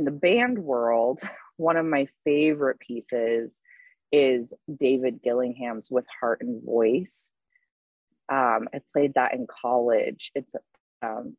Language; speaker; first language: English; native; English